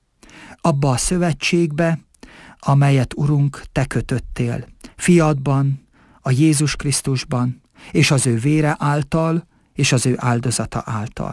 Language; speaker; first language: Hungarian; native; Hungarian